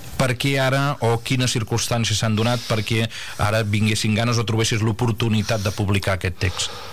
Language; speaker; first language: Catalan; native; Catalan